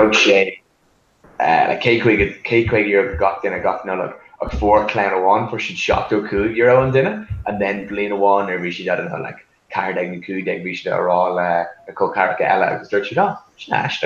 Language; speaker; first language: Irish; non-native, local second language; English